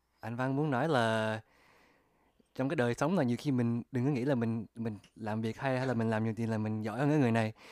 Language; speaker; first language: Vietnamese; early bilingual, heritage; Vietnamese